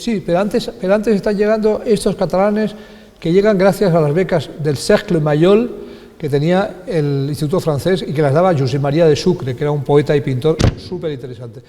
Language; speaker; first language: Spanish; native; Spanish